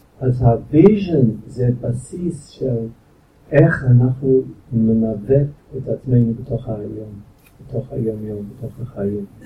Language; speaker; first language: Hebrew; non-native, fluent; English